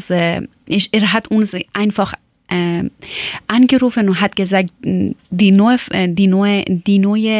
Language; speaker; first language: German; non-native, learner; Persian